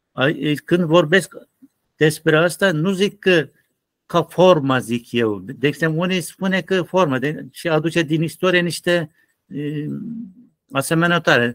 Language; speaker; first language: Romanian; non-native, learner; Turkish